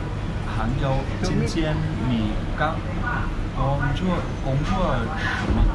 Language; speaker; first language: Chinese; non-native, learner; English